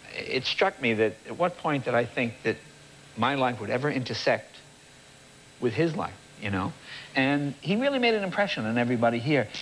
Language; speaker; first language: English; native; English